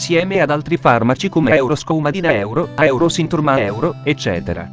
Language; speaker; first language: Italian; native; Italian